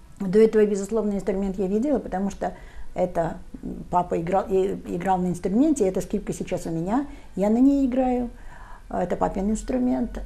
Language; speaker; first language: Russian; native; Russian